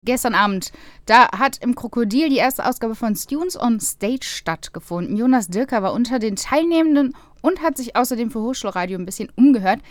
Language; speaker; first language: German; native; German